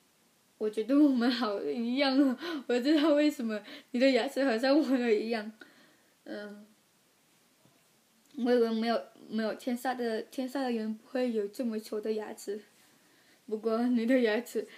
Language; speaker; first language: Chinese; early bilingual, heritage; Chinese